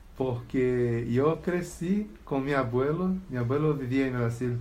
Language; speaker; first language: Spanish; non-native, learner; Portuguese